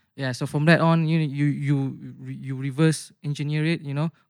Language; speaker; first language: English; non-native, local second language; Malay